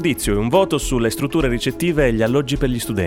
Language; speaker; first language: Italian; native; Italian